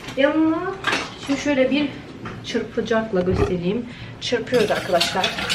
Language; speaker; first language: Turkish; native; Turkish